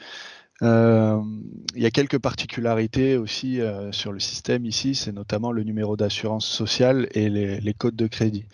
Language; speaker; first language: French; native; French